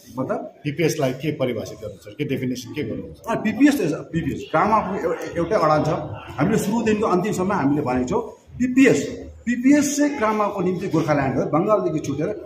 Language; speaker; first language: Nepali; native; Nepali